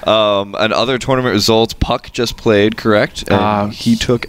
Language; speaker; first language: English; native; English